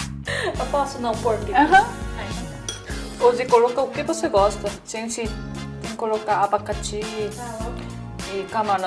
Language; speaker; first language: Portuguese; non-native, learner; Korean